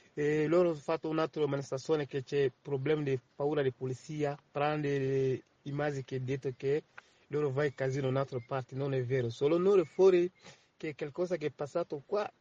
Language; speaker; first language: Italian; non-native, learner; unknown